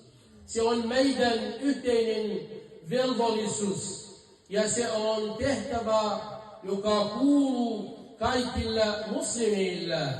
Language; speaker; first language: Finnish; non-native, fluent; Arabic